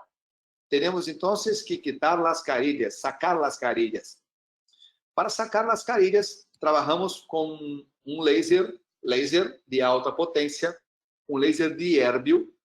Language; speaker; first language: Spanish; non-native, learner; Portuguese